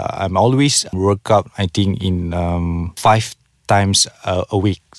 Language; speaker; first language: English; non-native, local second language; Malay